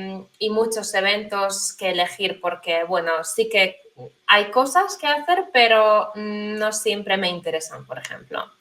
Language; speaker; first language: Spanish; non-native, fluent; Polish